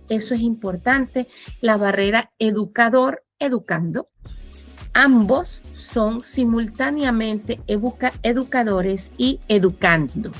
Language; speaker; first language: Spanish; native; Spanish